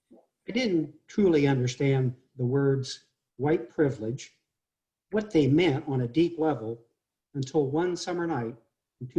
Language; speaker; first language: English; native; English